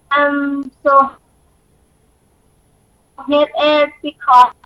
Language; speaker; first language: English; non-native, learner; Thai